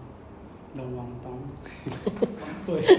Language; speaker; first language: French; non-native, learner; Khmer